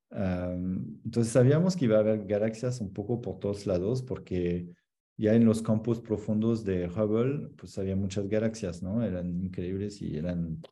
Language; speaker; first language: Spanish; non-native, fluent; French